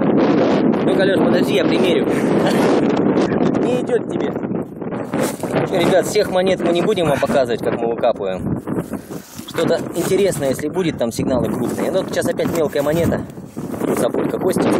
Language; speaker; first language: Russian; native; Russian